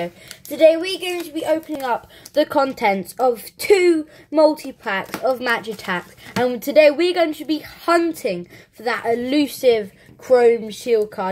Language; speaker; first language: English; native; English